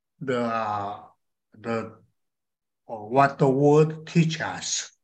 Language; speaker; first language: English; non-native, learner; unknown